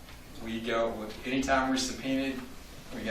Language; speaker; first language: English; native; English